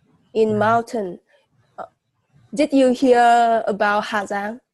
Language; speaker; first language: English; non-native, learner; Vietnamese